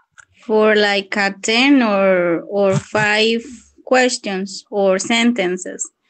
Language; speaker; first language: English; non-native, learner; Spanish